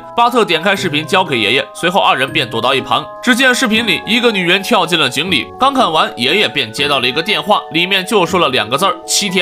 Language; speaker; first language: Chinese; native; Chinese